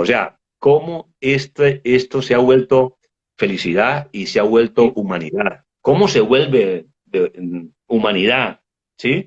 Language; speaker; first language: Spanish; native; Spanish